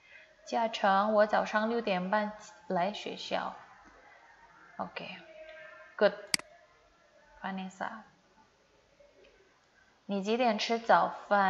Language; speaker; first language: Chinese; non-native, fluent; Indonesian